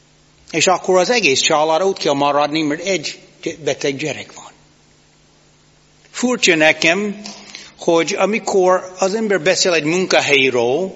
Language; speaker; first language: Hungarian; non-native, fluent; English